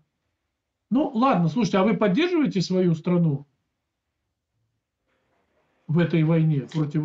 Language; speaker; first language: Russian; native; Russian